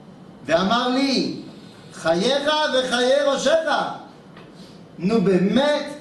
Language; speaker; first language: Hebrew; non-native, fluent; French